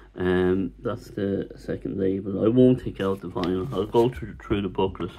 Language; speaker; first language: English; native; English